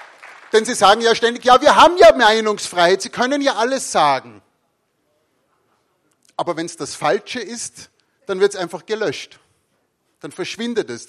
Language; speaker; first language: German; native; German